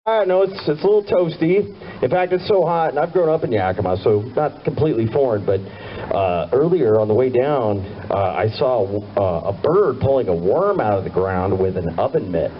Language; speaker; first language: English; native; English